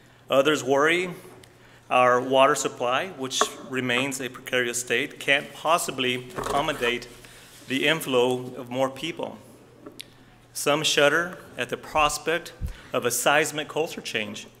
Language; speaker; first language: English; native; English